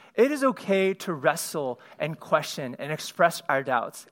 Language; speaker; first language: English; native; English